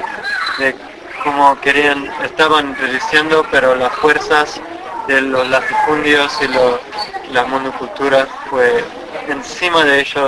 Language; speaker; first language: Spanish; non-native, fluent; English